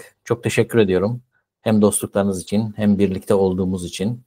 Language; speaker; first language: Turkish; native; Turkish